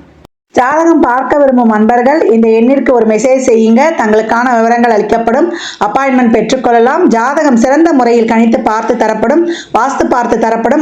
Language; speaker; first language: Tamil; native; Tamil